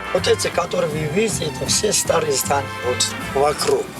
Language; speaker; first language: Russian; non-native, fluent; Armenian